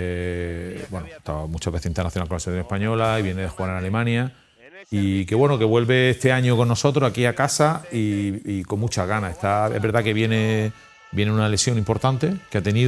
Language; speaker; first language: Spanish; native; Spanish